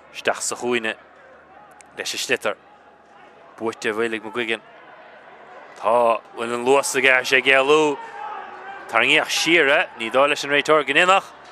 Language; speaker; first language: Irish; native; Irish